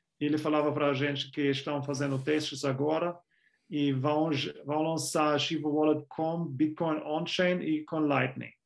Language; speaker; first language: Portuguese; non-native, fluent; German